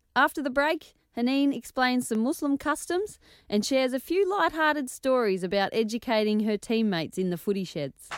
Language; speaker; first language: English; native; English